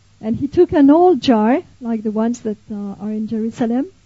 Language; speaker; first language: English; non-native, fluent; French